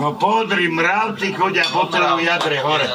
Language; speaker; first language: Slovak; native; Slovak